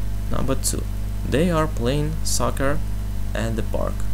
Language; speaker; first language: English; non-native, fluent; Russian